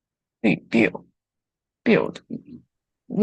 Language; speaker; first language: English; non-native, learner; Chinese